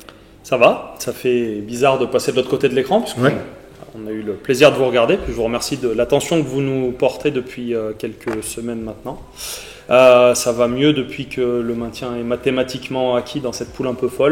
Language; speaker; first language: French; native; French